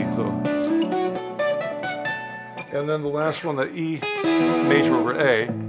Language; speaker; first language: English; native; English